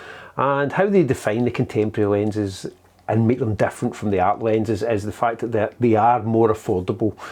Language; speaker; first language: English; native; English